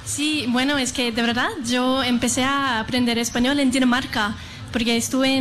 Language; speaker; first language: Spanish; non-native, fluent; English